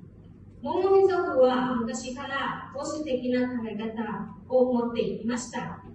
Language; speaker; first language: Japanese; non-native, fluent; Hmong